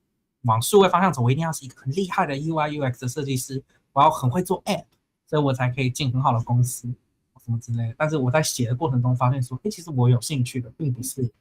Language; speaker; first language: Chinese; native; Chinese